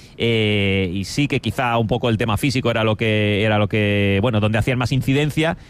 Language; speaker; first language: Spanish; native; Spanish